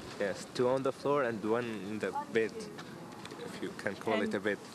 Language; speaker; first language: English; non-native, fluent; Arabic